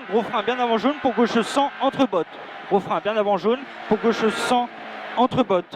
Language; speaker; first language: French; native; French